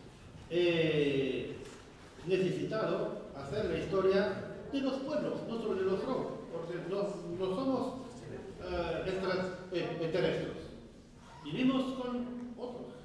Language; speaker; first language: Spanish; non-native, fluent; French